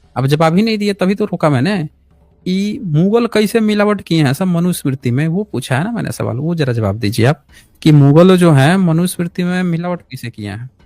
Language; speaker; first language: Hindi; native; Hindi